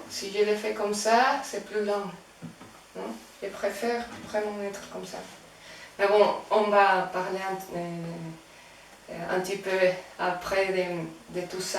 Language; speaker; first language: French; non-native, fluent; Spanish